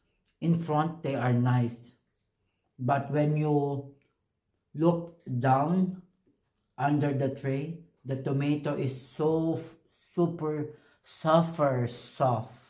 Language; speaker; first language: English; non-native, learner; Filipino